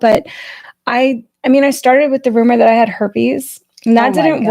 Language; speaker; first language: English; native; English